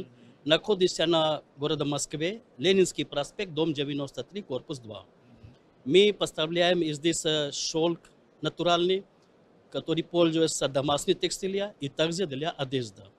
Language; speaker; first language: Russian; non-native, learner; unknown